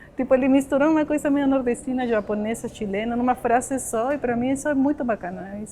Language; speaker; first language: Portuguese; non-native, fluent; Spanish